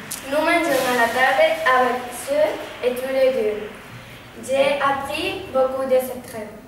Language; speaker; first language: French; non-native, learner; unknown